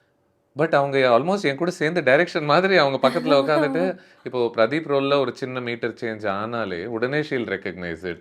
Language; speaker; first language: Tamil; native; Tamil